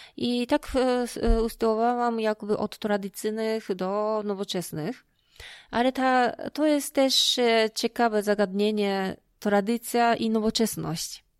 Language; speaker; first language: Polish; non-native, fluent; Japanese